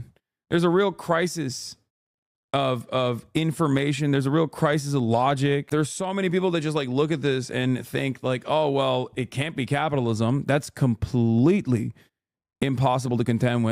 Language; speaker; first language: English; native; English